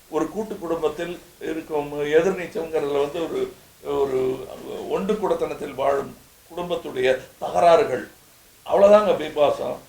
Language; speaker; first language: Tamil; native; Tamil